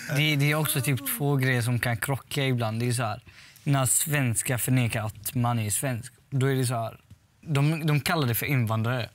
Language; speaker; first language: Swedish; early bilingual, other home language; Arabic